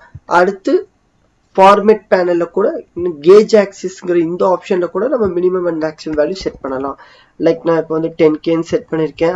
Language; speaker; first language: Tamil; native; Tamil